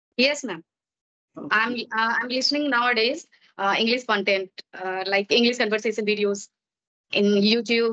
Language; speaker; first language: English; non-native, learner; Maithili